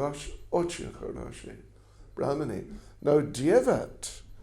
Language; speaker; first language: Russian; non-native, learner; English